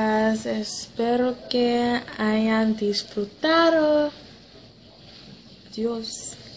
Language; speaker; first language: Spanish; non-native, learner; English